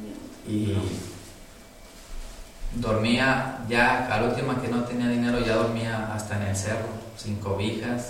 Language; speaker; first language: Spanish; native; Spanish